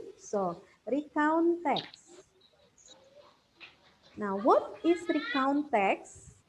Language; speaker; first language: English; non-native, fluent; Indonesian